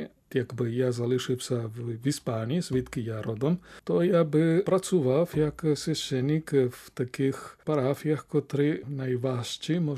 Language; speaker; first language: Ukrainian; non-native, fluent; Spanish